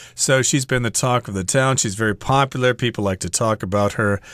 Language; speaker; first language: English; native; English